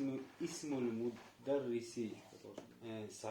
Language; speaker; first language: Arabic; non-native, learner; Russian